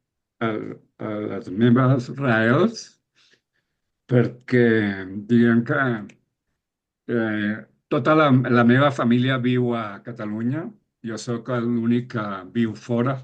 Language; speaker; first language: Catalan; non-native, fluent; Spanish